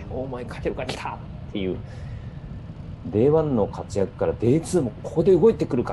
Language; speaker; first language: Japanese; native; Japanese